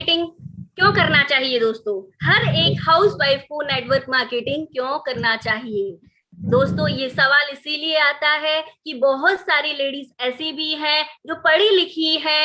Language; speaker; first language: Hindi; native; Hindi